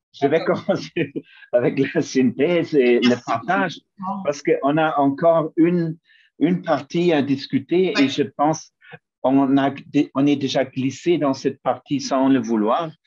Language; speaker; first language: French; non-native, fluent; German